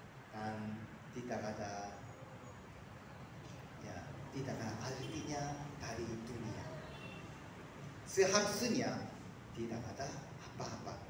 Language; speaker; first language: Indonesian; non-native, fluent; Korean